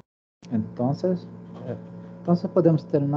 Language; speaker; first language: Spanish; non-native, fluent; Portuguese